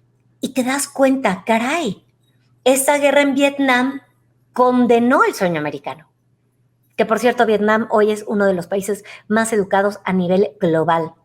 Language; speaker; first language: Spanish; native; Spanish